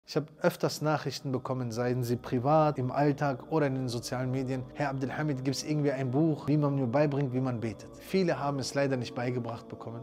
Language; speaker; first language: German; native; German